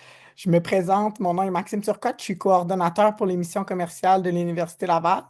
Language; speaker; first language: French; native; French